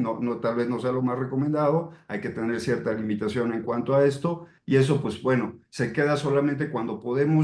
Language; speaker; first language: Spanish; native; Spanish